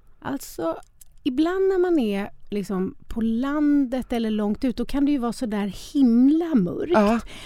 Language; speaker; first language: Swedish; native; Swedish